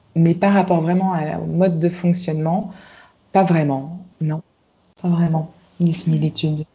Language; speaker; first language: French; native; French